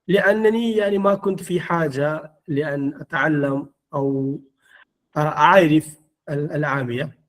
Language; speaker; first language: Arabic; non-native, fluent; Malayalam